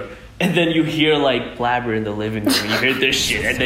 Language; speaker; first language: English; native; English